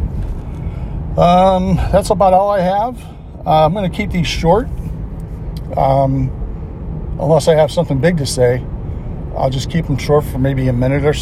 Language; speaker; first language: English; native; English